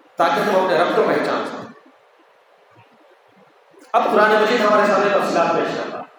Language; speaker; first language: Urdu; native; Urdu